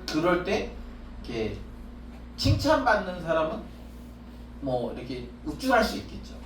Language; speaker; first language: Korean; native; Korean